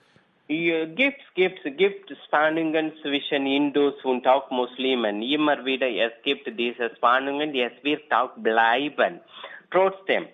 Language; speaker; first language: German; non-native, learner; Tamil